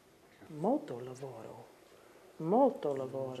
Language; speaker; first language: Italian; non-native, learner; English